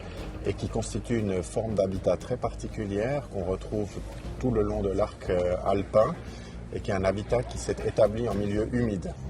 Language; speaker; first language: French; native; French